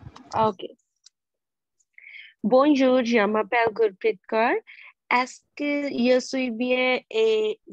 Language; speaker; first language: French; non-native, learner; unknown